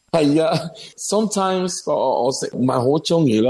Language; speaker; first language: Cantonese; non-native, learner; Spanish